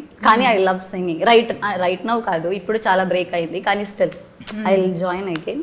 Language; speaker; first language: Telugu; non-native, learner; Malayalam